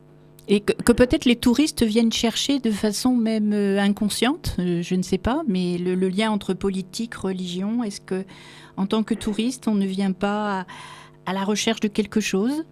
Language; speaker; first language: French; native; French